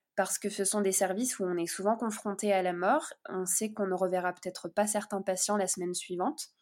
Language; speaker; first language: French; native; French